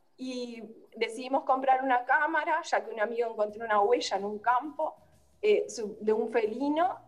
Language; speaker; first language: Spanish; native; Spanish